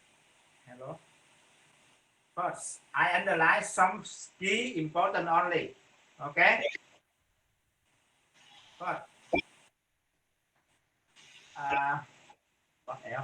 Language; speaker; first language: English; non-native, fluent; Vietnamese